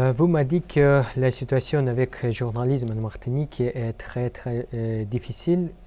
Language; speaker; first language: French; non-native, fluent; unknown